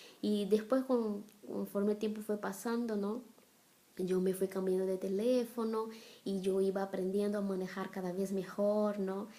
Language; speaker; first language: Spanish; non-native, fluent; Portuguese